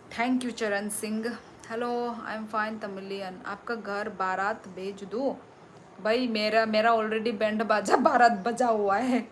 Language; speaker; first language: Hindi; non-native, local second language; Kok Borok